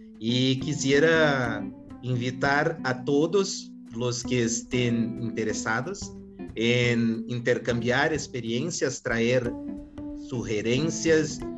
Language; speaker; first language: Spanish; non-native, learner; Portuguese